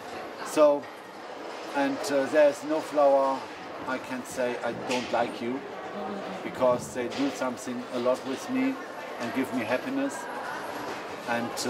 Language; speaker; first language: English; non-native, fluent; German